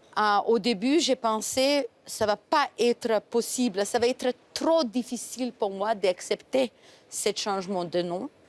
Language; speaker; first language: French; non-native, fluent; Macedonian